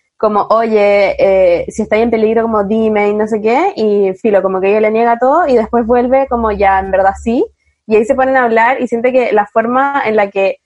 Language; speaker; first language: Spanish; native; Spanish